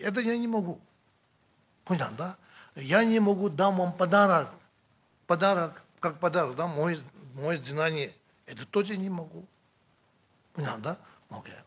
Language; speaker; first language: Russian; non-native, learner; Tibetan